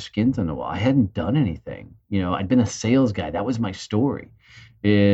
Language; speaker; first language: English; native; English